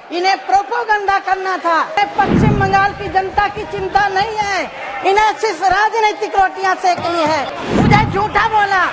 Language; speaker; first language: Hindi; native; Hindi